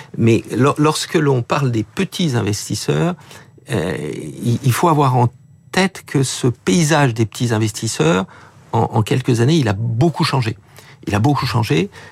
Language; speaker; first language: French; native; French